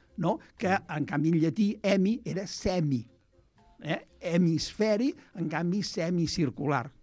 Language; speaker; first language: Catalan; native; Catalan